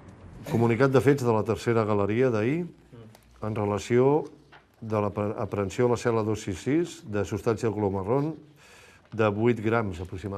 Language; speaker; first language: Catalan; native; Catalan